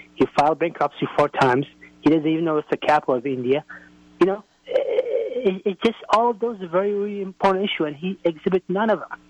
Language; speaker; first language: English; non-native, fluent; Somali